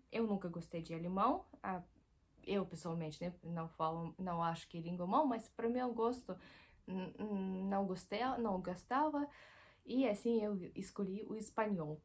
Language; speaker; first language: Portuguese; non-native, fluent; Russian